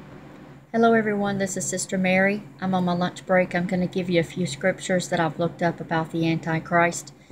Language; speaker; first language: English; native; English